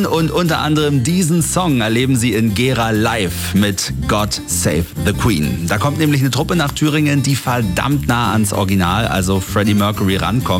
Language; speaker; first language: German; native; German